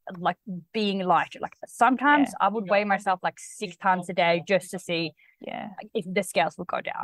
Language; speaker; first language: English; non-native, fluent; Swedish